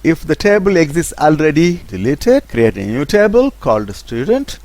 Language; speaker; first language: English; non-native, local second language; Tamil